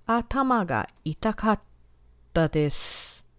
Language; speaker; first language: Japanese; non-native, fluent; English